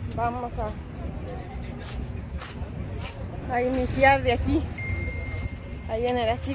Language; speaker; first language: Spanish; native; Spanish